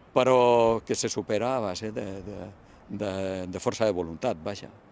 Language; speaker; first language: Catalan; non-native, local second language; Spanish